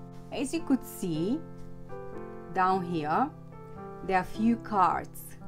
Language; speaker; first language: English; non-native, fluent; Bulgarian